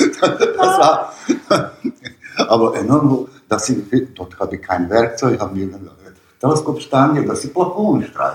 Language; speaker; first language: German; non-native, learner; Bosnian